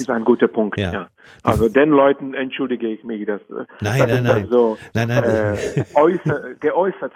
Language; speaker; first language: German; non-native, fluent; Czech